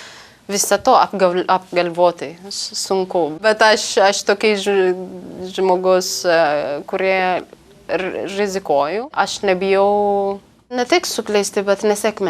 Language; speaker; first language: Lithuanian; non-native, learner; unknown